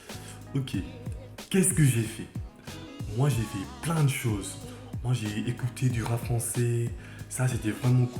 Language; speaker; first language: French; non-native, fluent; English